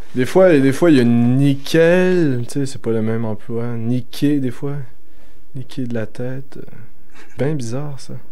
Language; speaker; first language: French; native; French